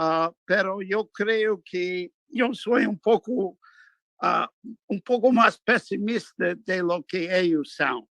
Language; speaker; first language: Spanish; non-native, fluent; English